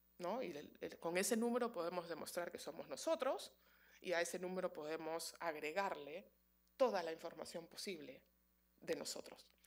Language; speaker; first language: Spanish; native; Spanish